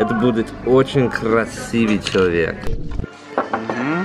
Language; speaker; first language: Russian; non-native, learner; English